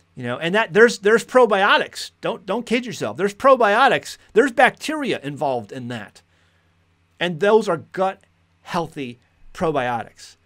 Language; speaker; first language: English; native; English